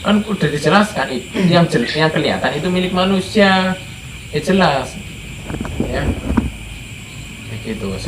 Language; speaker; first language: Indonesian; native; Indonesian